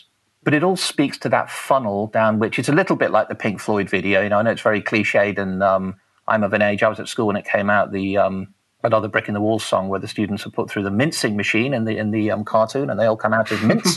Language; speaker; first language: English; native; English